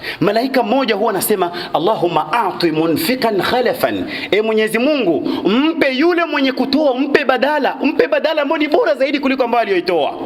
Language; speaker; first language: Swahili; native; Swahili